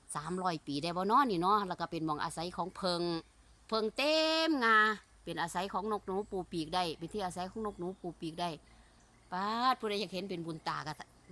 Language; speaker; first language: Thai; native; Thai